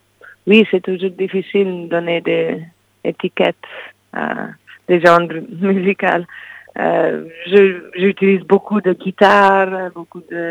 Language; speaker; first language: French; non-native, fluent; English